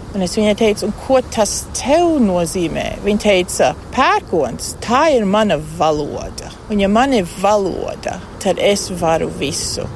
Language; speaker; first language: Latvian; native; Latvian